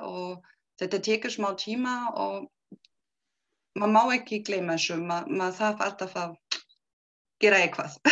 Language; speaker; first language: Icelandic; non-native, learner; German